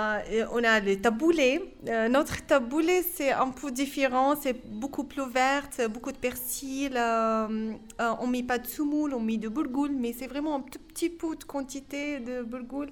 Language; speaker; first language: French; non-native, fluent; Arabic